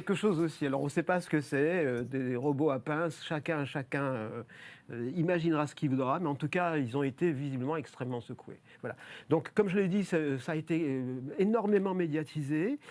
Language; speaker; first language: French; native; French